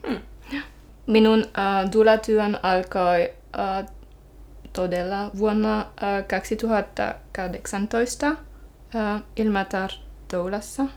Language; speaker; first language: Finnish; non-native, learner; French